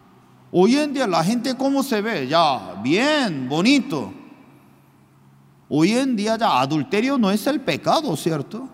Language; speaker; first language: Spanish; non-native, fluent; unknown